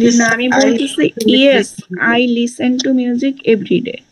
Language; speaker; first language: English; non-native, learner; Bangla